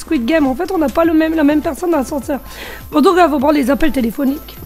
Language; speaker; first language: French; native; French